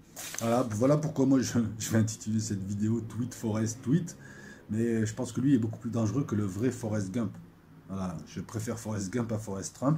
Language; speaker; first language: French; native; French